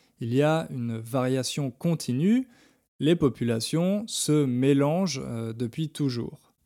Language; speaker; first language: French; native; French